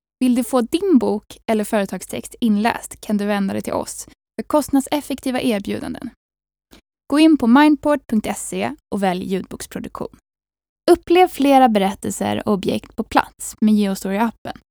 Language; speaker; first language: Swedish; native; Swedish